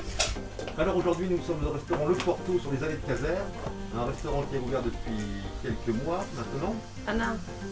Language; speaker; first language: French; native; French